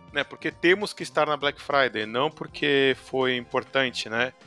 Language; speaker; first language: Portuguese; native; Portuguese